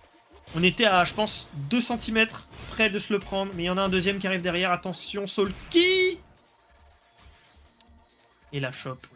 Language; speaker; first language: French; native; French